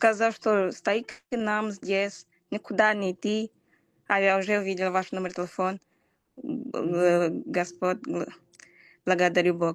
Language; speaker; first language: Russian; non-native, learner; Portuguese